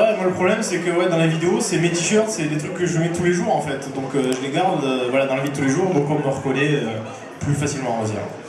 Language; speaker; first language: French; native; French